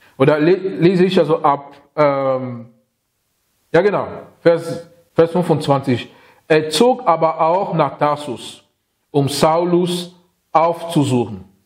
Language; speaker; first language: German; non-native, fluent; French